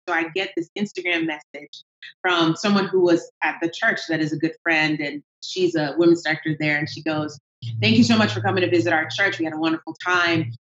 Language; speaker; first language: English; non-native, local second language; Yoruba